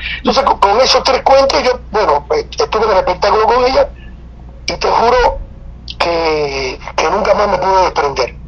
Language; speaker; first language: Spanish; native; Spanish